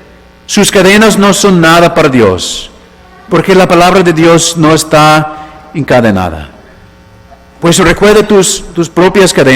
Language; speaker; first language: Spanish; non-native, fluent; English